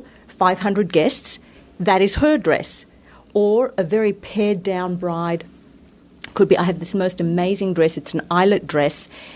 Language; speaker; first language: English; native; English